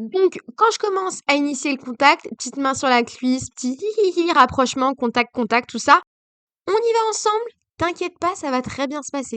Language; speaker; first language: French; native; French